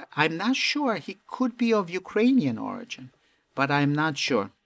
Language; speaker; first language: English; non-native, fluent; Romanian